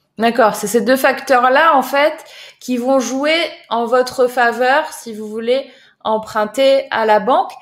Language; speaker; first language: French; native; French